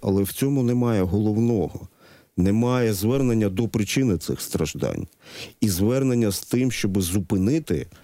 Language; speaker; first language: Ukrainian; native; Ukrainian